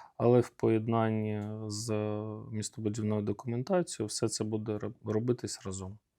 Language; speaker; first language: Ukrainian; native; Ukrainian